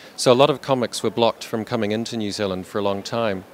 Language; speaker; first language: English; native; English